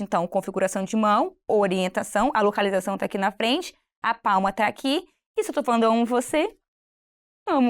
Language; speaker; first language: Portuguese; native; Portuguese